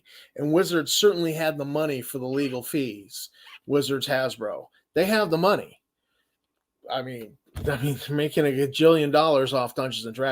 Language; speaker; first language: English; native; English